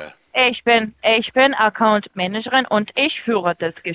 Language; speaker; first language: German; non-native, fluent; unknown